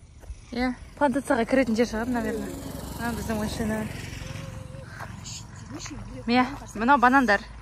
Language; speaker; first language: Kazakh; native; Kazakh